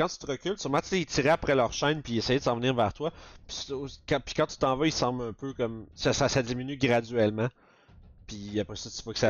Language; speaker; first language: French; native; French